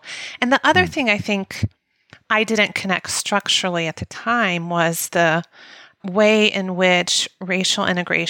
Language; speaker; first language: English; native; English